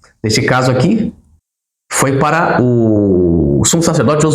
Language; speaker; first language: Portuguese; native; Portuguese